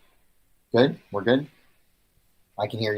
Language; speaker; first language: English; native; English